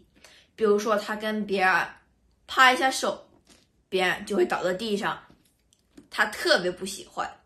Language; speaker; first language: Chinese; early bilingual, other home language; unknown